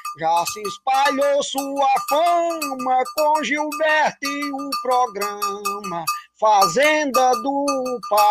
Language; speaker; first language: Portuguese; native; Portuguese